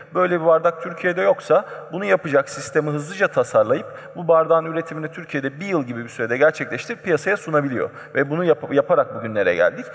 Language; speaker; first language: Turkish; native; Turkish